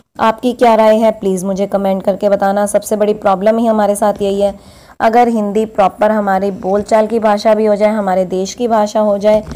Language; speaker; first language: Hindi; native; Hindi